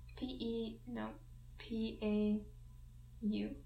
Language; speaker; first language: French; non-native, learner; English